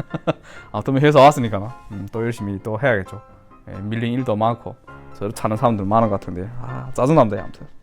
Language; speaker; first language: Korean; early bilingual, heritage; Korean